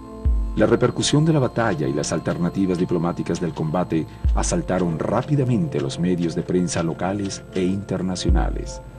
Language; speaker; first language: Spanish; native; Spanish